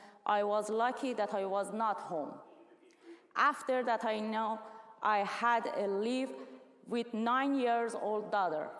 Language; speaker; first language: English; non-native, learner; Persian